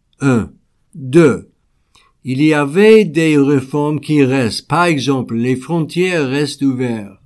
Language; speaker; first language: French; non-native, fluent; English